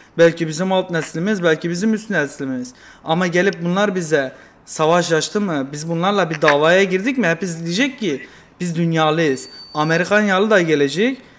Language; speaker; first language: Turkish; native; Turkish